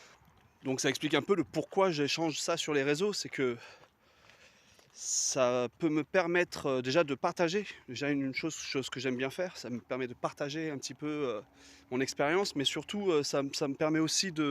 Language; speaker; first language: French; native; French